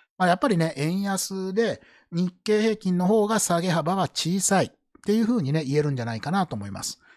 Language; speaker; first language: Japanese; native; Japanese